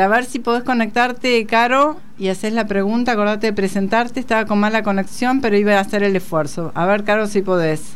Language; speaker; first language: Spanish; native; Spanish